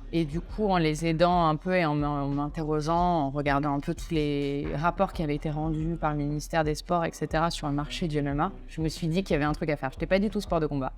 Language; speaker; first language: French; native; French